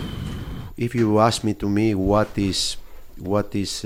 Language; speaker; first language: English; non-native, fluent; Spanish